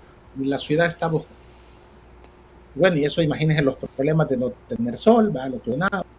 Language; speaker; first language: Spanish; native; Spanish